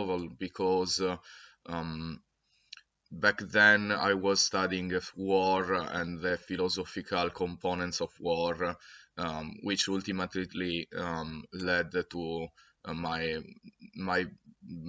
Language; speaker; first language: English; non-native, fluent; Italian